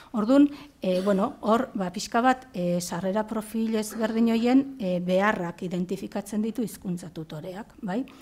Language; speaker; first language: Basque; native; Basque